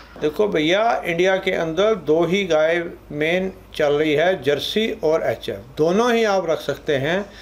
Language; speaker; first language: Hindi; non-native, local second language; Punjabi